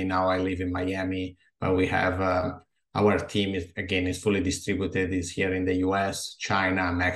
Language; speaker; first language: English; non-native, fluent; Italian